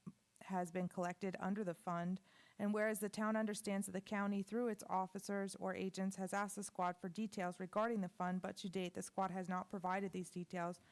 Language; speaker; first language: English; native; English